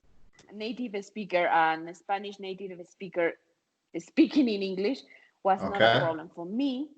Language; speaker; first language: English; non-native, fluent; Spanish